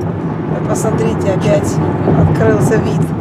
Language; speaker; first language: Russian; native; Russian